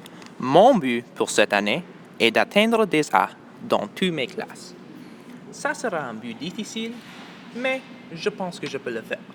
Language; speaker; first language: French; non-native, local second language; English